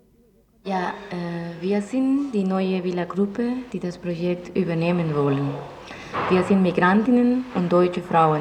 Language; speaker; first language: German; non-native, fluent; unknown